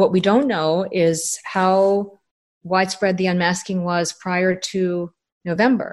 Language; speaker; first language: English; native; English